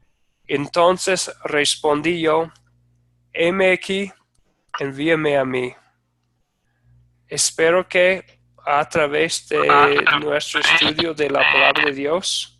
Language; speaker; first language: Spanish; non-native, fluent; English